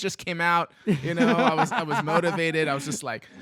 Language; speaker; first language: English; native; English